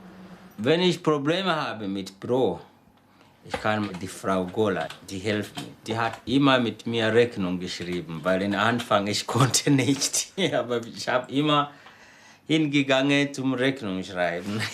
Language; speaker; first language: German; non-native, learner; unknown